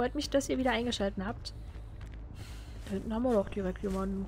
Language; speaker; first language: German; native; German